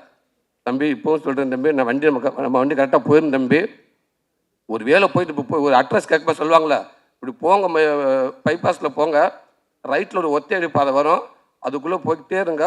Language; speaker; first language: Tamil; native; Tamil